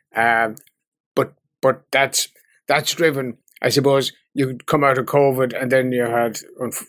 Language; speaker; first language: English; native; English